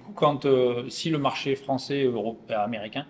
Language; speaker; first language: French; native; French